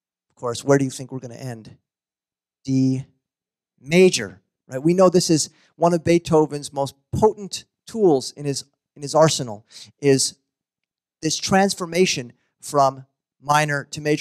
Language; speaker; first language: English; native; English